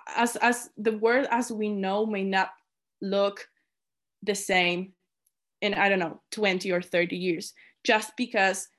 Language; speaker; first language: English; non-native, fluent; Polish